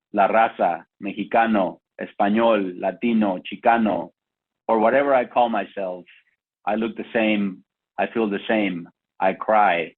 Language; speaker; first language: English; non-native, fluent; Spanish